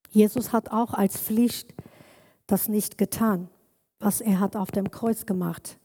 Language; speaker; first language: German; non-native, learner; Kurdish